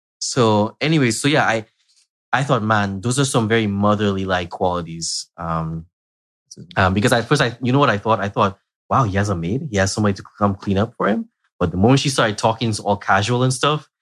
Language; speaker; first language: English; native; English